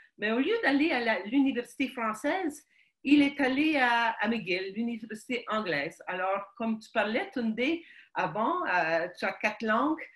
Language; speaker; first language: French; early bilingual, other home language; Ukrainian